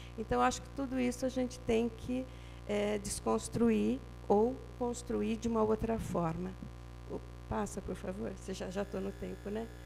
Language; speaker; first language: Portuguese; native; Portuguese